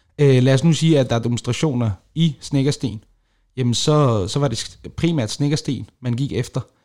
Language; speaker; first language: Danish; early bilingual, other home language; Kurdish